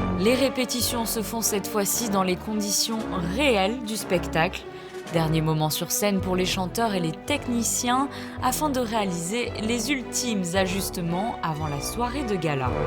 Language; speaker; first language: French; native; French